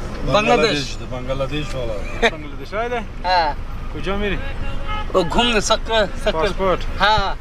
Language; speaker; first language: Hindi; non-native, learner; Bangla